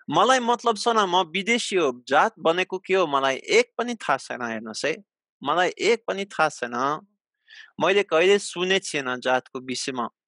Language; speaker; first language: Nepali; non-native, fluent; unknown